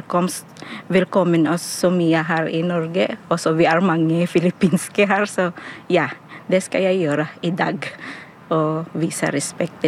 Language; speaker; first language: Norwegian; non-native, fluent; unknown